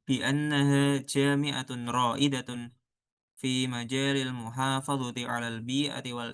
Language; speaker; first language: Arabic; non-native, learner; Indonesian